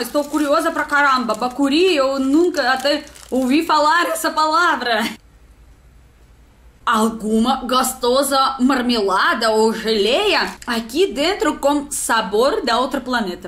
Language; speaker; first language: Portuguese; non-native, learner; Russian